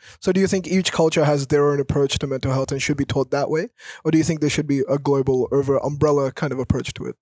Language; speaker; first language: English; early bilingual, other home language; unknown